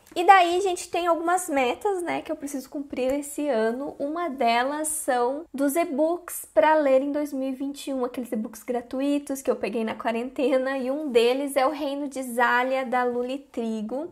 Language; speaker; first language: Portuguese; native; Portuguese